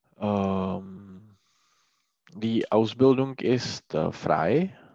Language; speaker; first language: German; non-native, learner; Czech